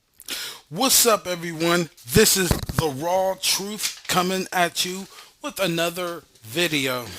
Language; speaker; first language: English; native; English